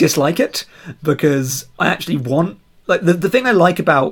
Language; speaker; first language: English; native; English